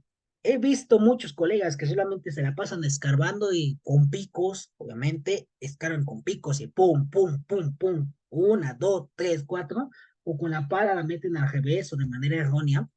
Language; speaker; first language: Spanish; native; Spanish